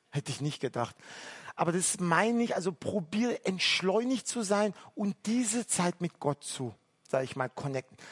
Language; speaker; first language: German; early bilingual, other home language; Turkish